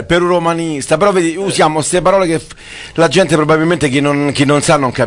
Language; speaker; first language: Italian; native; Italian